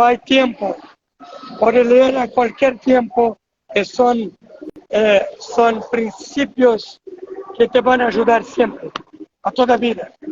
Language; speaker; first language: Spanish; non-native, fluent; Portuguese